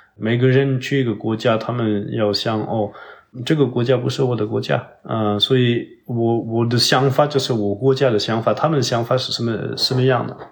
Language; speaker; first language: Chinese; non-native, learner; French